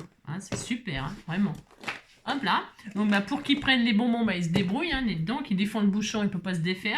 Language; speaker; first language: French; native; French